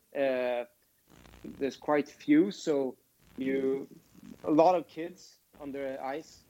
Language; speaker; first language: English; non-native, fluent; Swedish